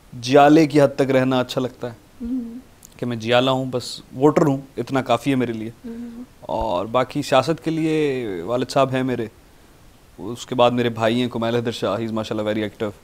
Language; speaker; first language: Urdu; native; Urdu